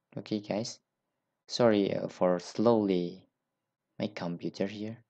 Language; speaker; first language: English; non-native, learner; Indonesian